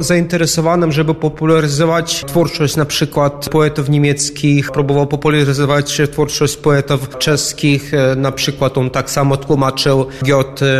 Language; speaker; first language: Polish; non-native, fluent; Ukrainian